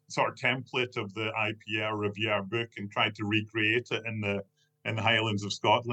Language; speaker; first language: English; native; English